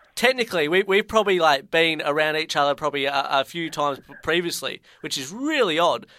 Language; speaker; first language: English; native; English